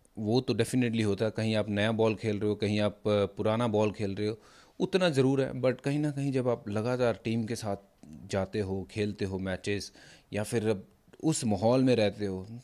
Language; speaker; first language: Hindi; non-native, local second language; Punjabi